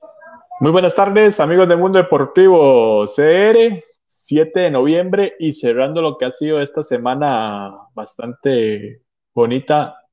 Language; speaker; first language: Spanish; native; Spanish